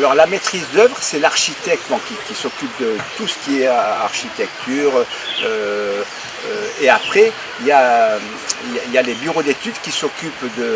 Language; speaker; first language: French; native; French